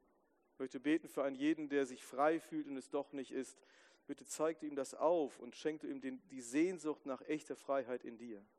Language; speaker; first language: German; native; German